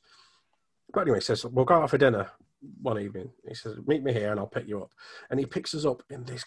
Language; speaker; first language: English; native; English